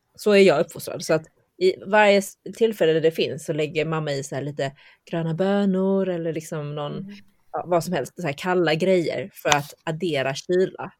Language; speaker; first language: Swedish; early bilingual, heritage; Chinese